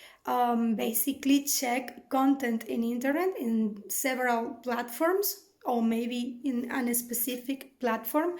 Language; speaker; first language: English; non-native, fluent; Spanish